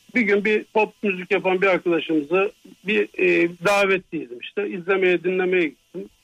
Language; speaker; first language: Turkish; native; Turkish